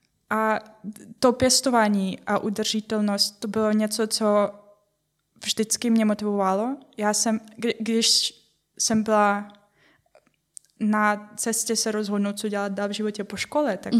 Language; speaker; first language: Czech; non-native, fluent; Ukrainian